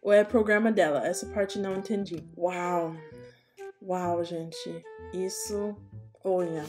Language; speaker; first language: Portuguese; non-native, learner; English